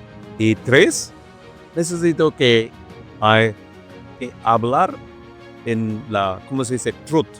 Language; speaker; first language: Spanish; non-native, learner; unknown